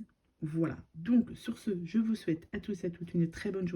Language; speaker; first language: French; native; French